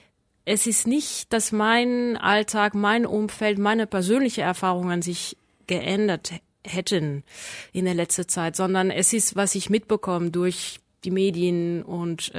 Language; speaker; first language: German; non-native, fluent; French